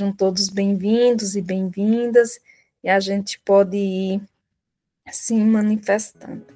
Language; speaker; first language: Portuguese; native; Portuguese